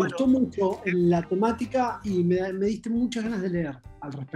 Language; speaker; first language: Spanish; native; Spanish